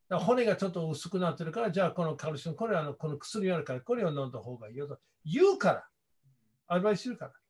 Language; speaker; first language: Japanese; non-native, fluent; English